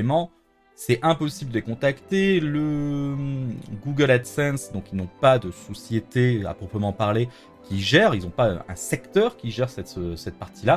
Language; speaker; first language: French; native; French